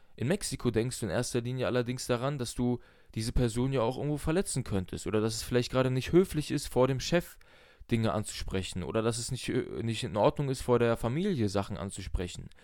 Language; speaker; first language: German; early bilingual, other home language; Russian